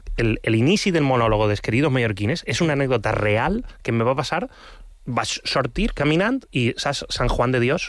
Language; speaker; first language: Catalan; non-native, local second language; Spanish